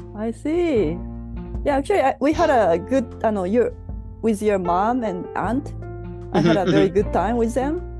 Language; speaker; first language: English; non-native, learner; Japanese